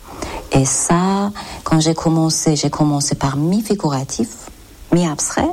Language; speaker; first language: French; non-native, learner; Persian